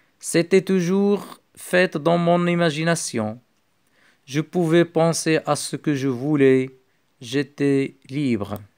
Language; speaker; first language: French; non-native, local second language; Arabic